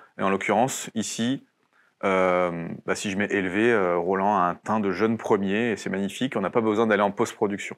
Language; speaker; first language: French; native; French